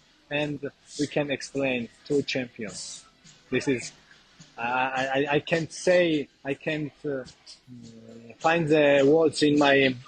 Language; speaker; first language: English; non-native, learner; Georgian